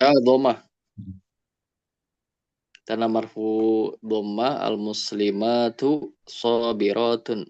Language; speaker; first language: Arabic; non-native, learner; Indonesian